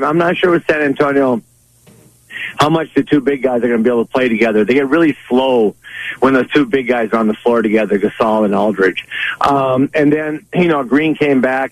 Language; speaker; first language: English; native; English